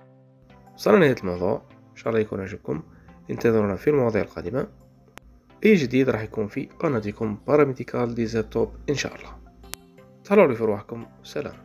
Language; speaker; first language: Arabic; native; Arabic